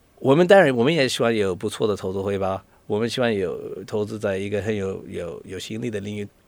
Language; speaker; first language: Chinese; non-native, fluent; English